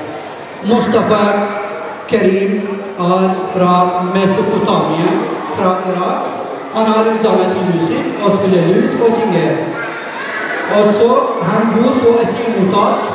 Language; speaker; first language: Norwegian; non-native, learner; Arabic